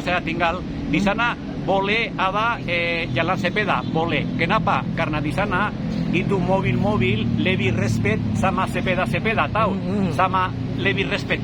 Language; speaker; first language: Indonesian; non-native, fluent; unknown